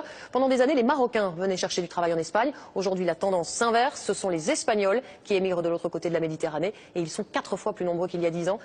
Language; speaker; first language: French; native; French